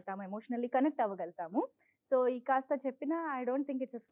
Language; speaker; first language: Telugu; native; Telugu